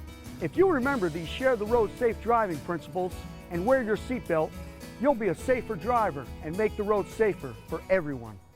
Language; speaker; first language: English; native; English